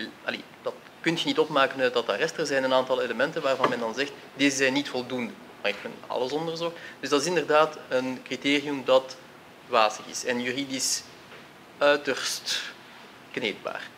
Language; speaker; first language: Dutch; native; Dutch